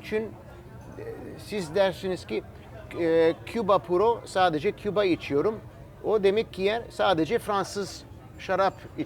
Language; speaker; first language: Turkish; early bilingual, heritage; Turkish